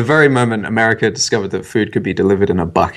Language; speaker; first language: English; native; English